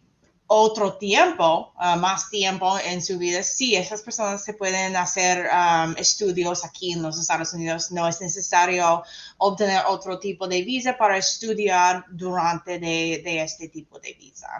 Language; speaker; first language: Spanish; non-native, fluent; English